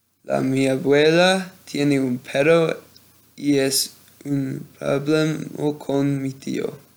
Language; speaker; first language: Spanish; non-native, learner; English